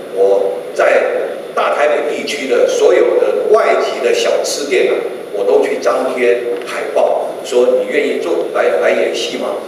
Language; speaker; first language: Chinese; native; Chinese